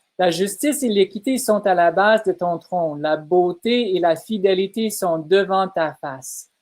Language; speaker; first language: French; non-native, fluent; English